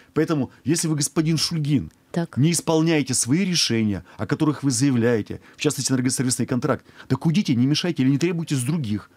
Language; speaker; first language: Russian; native; Russian